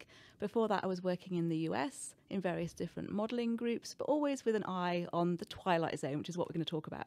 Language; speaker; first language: English; native; English